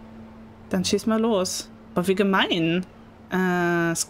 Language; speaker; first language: German; native; German